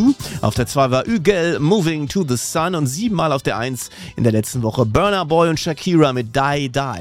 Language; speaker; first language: German; non-native, fluent; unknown